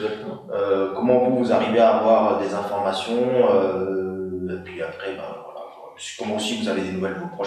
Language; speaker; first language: French; native; French